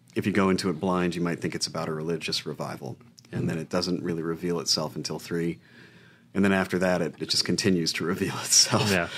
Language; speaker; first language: English; native; English